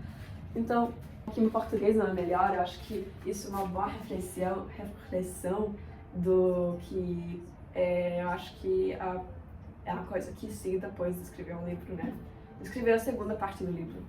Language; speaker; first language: Portuguese; non-native, fluent; Spanish